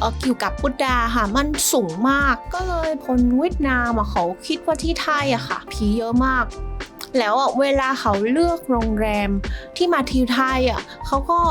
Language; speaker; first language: Thai; non-native, fluent; Vietnamese